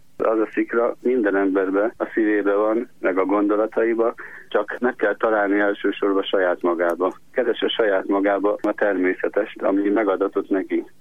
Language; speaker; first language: Hungarian; native; Hungarian